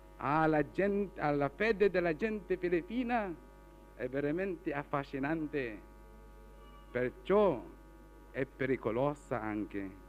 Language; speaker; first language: Italian; non-native, fluent; Filipino